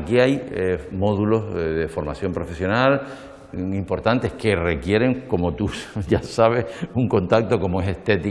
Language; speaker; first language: Spanish; native; Spanish